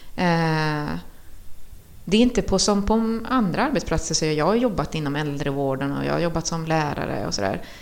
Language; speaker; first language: Swedish; early bilingual, other home language; Spanish